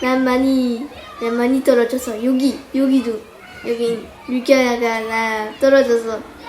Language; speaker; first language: Korean; early bilingual, heritage; Korean